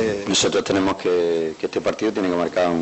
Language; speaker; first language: Spanish; native; Spanish